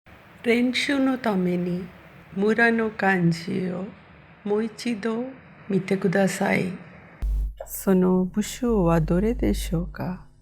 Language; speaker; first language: Japanese; non-native, fluent; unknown